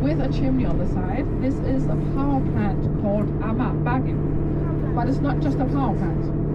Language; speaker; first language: English; non-native, fluent; Danish